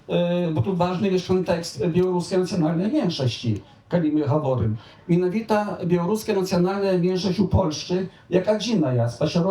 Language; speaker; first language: Polish; non-native, local second language; Belarusian